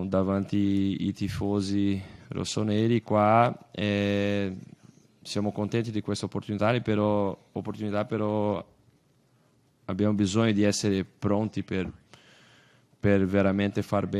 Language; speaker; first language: Italian; non-native, fluent; Portuguese